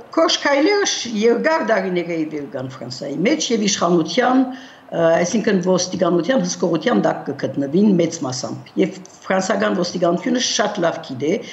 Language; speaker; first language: Armenian; early bilingual, heritage; Armenian